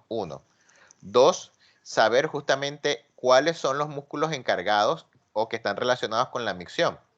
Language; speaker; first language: Spanish; native; Spanish